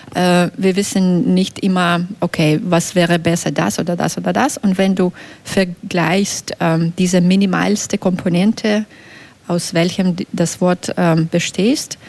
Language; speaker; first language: German; non-native, fluent; Belarusian